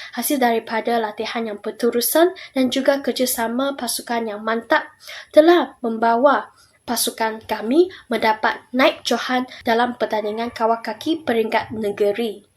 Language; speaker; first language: Malay; non-native, local second language; Chinese